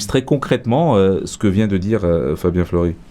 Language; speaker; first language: French; native; French